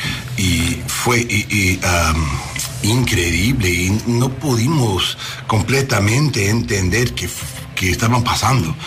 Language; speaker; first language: Spanish; non-native, learner; English